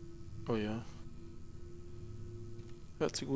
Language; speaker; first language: German; native; German